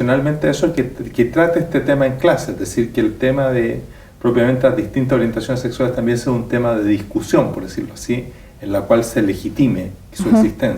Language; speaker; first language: Spanish; native; Spanish